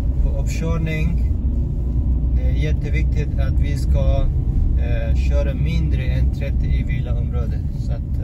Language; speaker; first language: Swedish; non-native, fluent; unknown